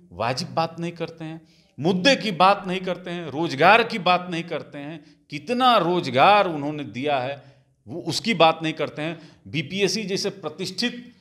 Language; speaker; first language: Hindi; native; Hindi